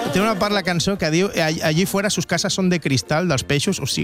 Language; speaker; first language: Catalan; native; Catalan